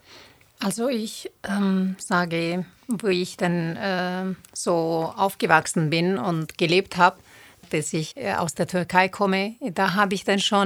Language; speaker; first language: German; non-native, fluent; Turoyo